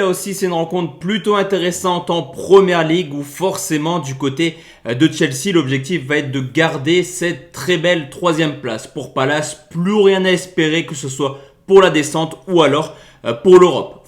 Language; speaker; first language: French; native; French